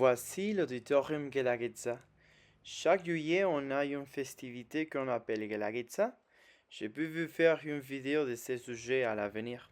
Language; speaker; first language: French; non-native, fluent; Spanish